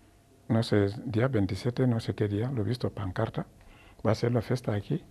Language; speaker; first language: Spanish; non-native, learner; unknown